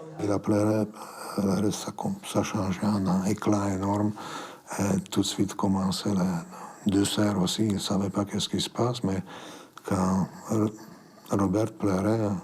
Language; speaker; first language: French; non-native, fluent; Slovak